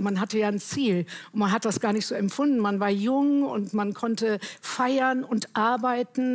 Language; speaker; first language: German; native; German